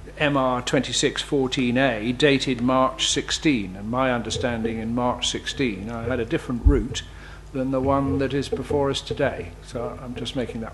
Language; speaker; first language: English; native; English